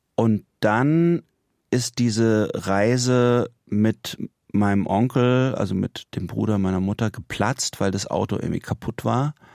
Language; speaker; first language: German; native; German